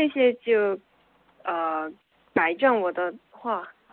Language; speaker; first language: Chinese; non-native, learner; Korean